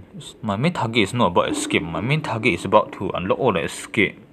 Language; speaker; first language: English; non-native, fluent; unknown